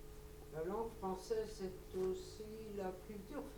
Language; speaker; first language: French; non-native, local second language; Luxembourgish